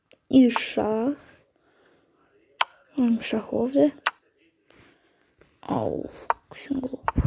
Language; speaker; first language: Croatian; early bilingual, heritage; Croatian